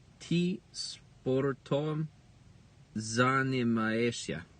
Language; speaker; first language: Russian; non-native, learner; English